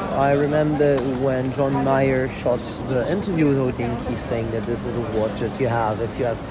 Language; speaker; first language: English; non-native, fluent; Italian